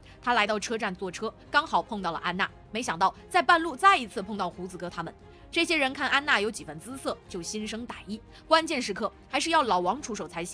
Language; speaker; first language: Chinese; native; Chinese